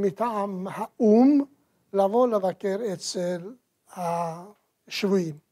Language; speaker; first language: Hebrew; non-native, fluent; Persian